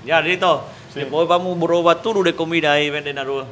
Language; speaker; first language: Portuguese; non-native, learner; Vietnamese